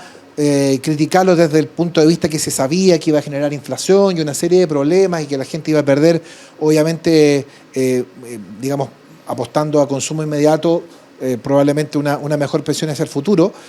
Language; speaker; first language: Spanish; native; Spanish